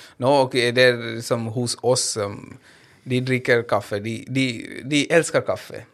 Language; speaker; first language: Swedish; non-native, fluent; Hindi